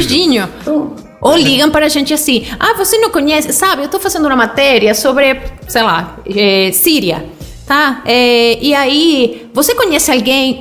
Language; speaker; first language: Portuguese; non-native, fluent; Spanish